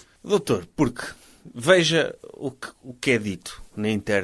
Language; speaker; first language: Portuguese; native; Portuguese